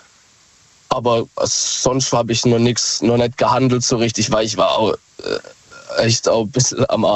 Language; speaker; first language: German; native; German